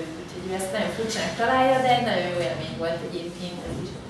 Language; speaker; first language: Hungarian; native; Hungarian